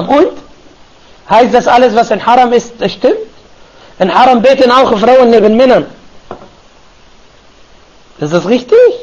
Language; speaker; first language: German; non-native, fluent; Arabic